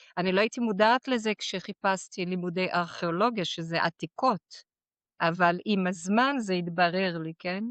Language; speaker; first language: Hebrew; non-native, fluent; Portuguese